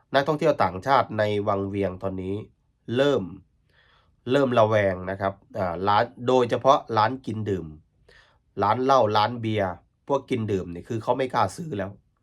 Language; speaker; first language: Thai; native; Thai